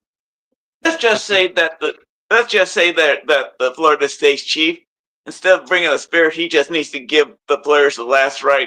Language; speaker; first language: English; native; English